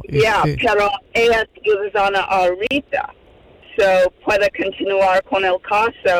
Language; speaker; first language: Spanish; non-native, fluent; English